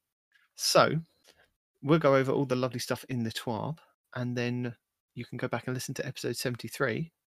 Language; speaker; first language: English; native; English